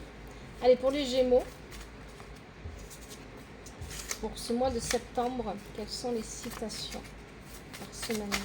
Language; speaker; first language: French; native; French